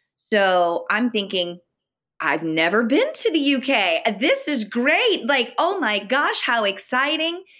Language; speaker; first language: English; native; English